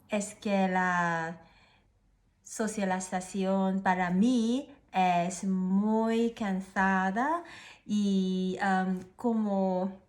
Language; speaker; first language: Spanish; non-native, learner; Cantonese